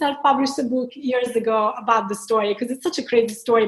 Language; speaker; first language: English; non-native, fluent; Italian